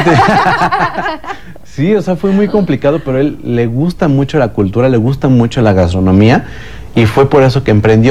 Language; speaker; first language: Spanish; native; Spanish